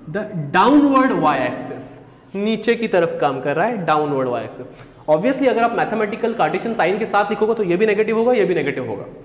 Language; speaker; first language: Hindi; native; Hindi